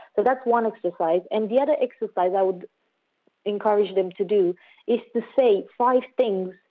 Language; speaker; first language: English; non-native, fluent; Romanian